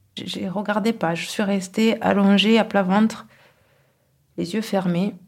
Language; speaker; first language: French; non-native, local second language; Kinyarwanda